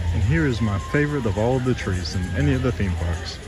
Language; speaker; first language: English; native; English